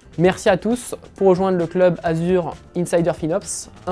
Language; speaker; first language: French; native; French